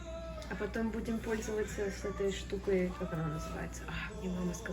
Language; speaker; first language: Russian; early bilingual, heritage; Russian